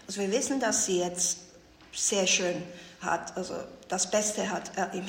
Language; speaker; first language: German; non-native, fluent; Chinese